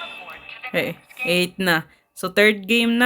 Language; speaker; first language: Filipino; native; Filipino